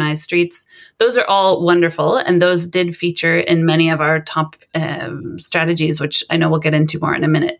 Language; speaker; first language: English; native; English